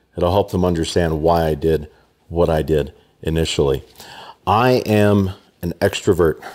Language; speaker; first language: English; native; English